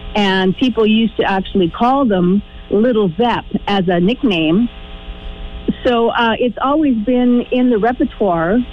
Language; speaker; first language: English; native; English